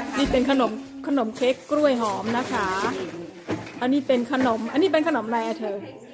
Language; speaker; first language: Thai; native; Thai